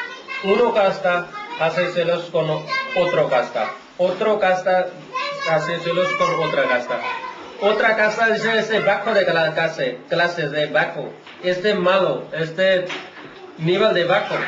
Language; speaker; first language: Spanish; non-native, learner; Punjabi